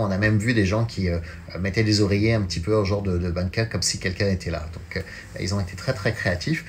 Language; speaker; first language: French; native; French